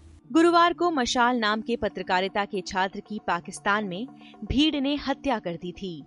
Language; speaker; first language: Hindi; native; Hindi